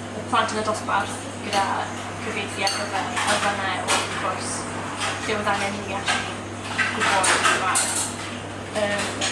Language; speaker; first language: Welsh; non-native, local second language; English